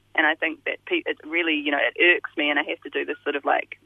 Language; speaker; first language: English; native; English